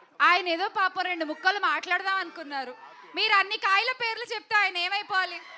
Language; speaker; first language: Telugu; native; Telugu